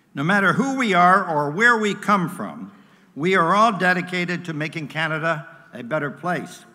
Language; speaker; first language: English; native; English